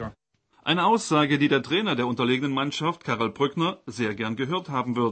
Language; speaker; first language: German; native; German